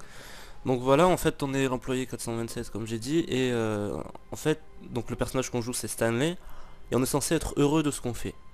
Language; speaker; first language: French; native; French